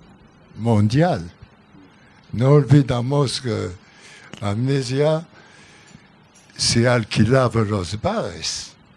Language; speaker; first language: Spanish; non-native, learner; French